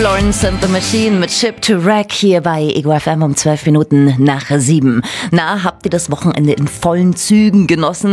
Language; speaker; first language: German; native; German